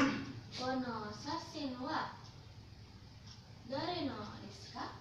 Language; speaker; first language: Japanese; non-native, learner; Indonesian